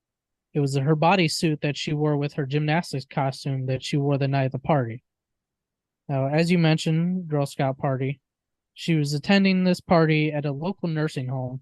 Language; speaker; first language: English; native; English